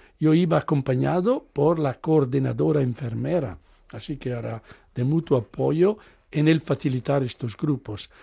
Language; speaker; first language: Spanish; non-native, fluent; Italian